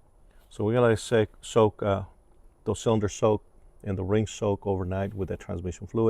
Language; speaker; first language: English; native; English